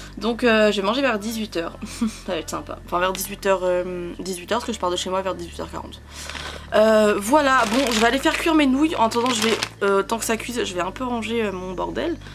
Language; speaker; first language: French; early bilingual, other home language; Spanish